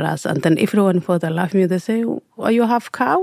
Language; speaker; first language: English; non-native, learner; Somali